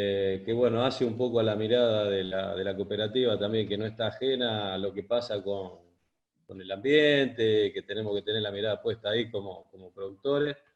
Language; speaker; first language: Spanish; native; Spanish